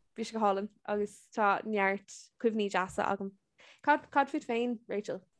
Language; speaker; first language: Irish; non-native, local second language; English